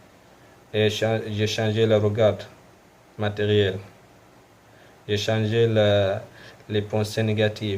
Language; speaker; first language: French; non-native, local second language; Arabic